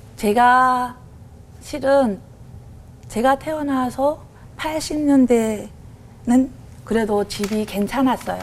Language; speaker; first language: Korean; native; Korean